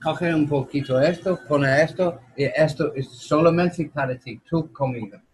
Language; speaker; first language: Spanish; non-native, learner; English